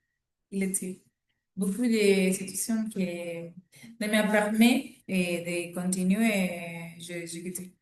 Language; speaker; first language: French; non-native, learner; Spanish